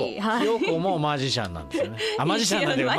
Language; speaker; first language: Japanese; native; Japanese